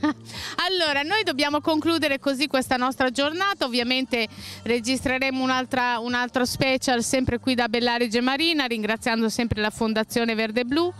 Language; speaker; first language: Italian; native; Italian